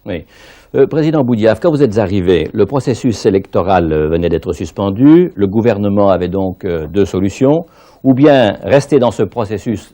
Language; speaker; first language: French; native; French